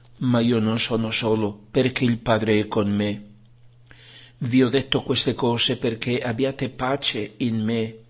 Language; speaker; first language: Italian; non-native, fluent; Spanish